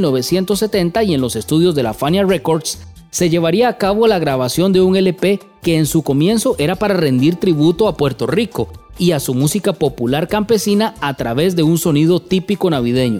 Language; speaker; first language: Spanish; native; Spanish